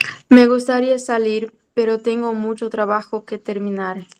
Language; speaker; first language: Spanish; non-native, learner; Portuguese